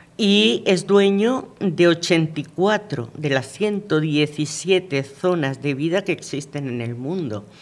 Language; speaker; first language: Spanish; native; Spanish